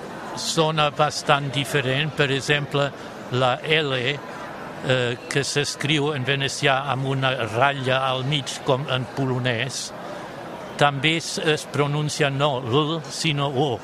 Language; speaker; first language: Catalan; non-native, fluent; German